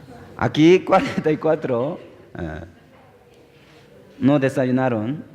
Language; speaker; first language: Spanish; non-native, fluent; Korean